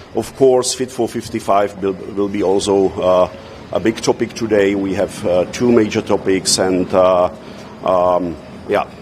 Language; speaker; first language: English; non-native, fluent; Czech